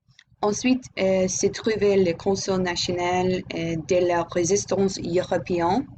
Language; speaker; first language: French; non-native, learner; English